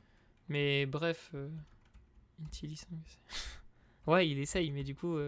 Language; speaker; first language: French; native; French